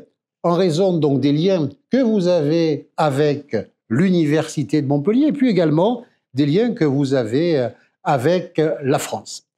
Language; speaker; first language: French; native; French